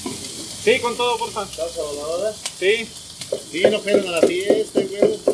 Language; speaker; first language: Spanish; native; Spanish